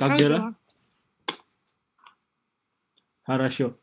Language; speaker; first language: Russian; non-native, learner; Indonesian